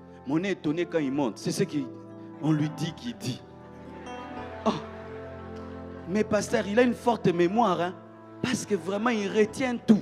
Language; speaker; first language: French; non-native, local second language; Lingala